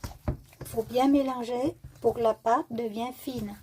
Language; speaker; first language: French; non-native, learner; Vietnamese